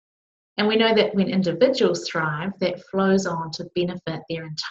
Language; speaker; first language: English; native; English